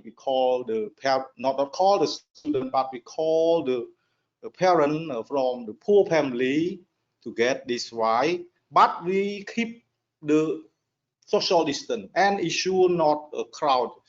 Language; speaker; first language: English; non-native, learner; Khmer